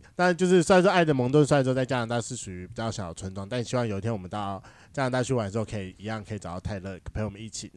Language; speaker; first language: Chinese; native; Chinese